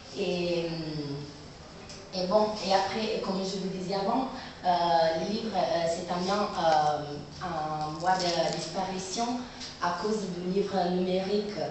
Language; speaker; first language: French; non-native, learner; Italian